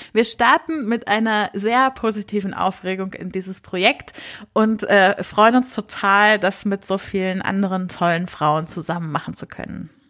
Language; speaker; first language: German; native; German